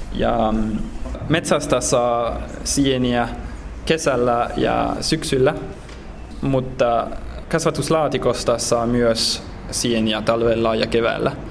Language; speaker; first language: Finnish; non-native, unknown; French